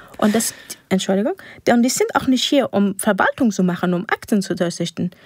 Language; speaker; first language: German; non-native, fluent; Persian